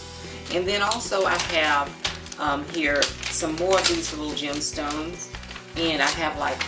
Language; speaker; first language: English; native; English